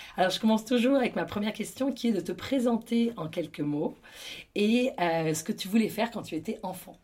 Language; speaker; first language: French; native; French